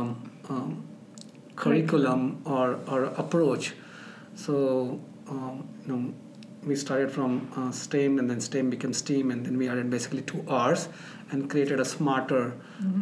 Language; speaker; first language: English; non-native, local second language; Marathi